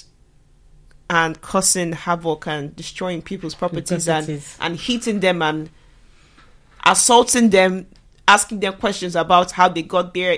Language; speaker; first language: English; non-native, local second language; Igbo